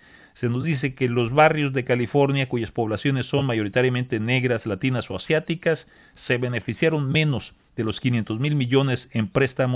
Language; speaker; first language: Spanish; native; Spanish